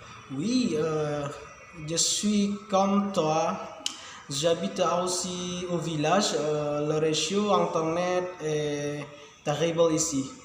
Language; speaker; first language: French; non-native, learner; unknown